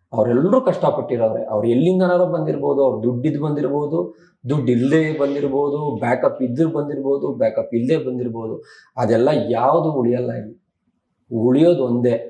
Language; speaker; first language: Kannada; native; Kannada